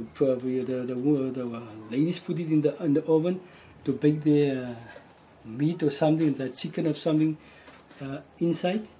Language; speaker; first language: English; non-native, local second language; Afrikaans